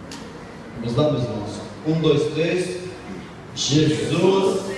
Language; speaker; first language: Portuguese; native; Portuguese